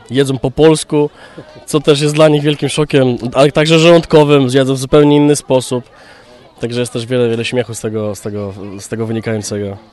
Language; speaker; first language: Polish; native; Polish